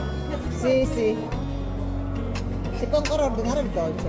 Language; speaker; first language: Italian; non-native, fluent; Filipino